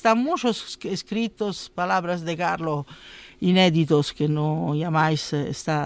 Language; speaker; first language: Spanish; non-native, learner; Italian